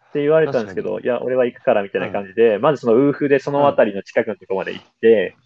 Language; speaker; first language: Japanese; native; Japanese